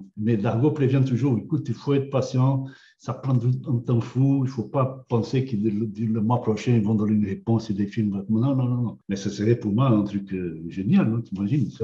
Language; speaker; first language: French; non-native, fluent; Portuguese